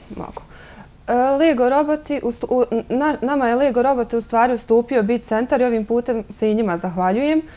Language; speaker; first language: Croatian; native; Croatian